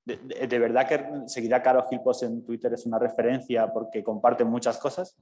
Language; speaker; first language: Spanish; native; Spanish